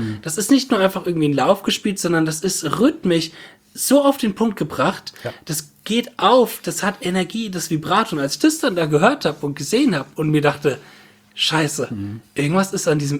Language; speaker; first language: German; native; German